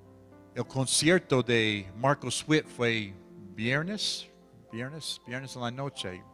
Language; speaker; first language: Spanish; non-native, fluent; English